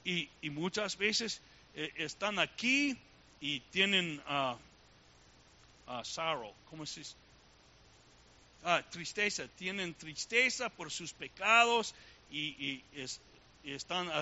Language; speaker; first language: Spanish; non-native, learner; English